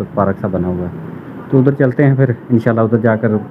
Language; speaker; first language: Urdu; non-native, local second language; Punjabi